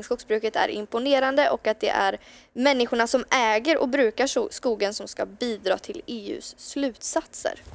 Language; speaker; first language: Swedish; native; Swedish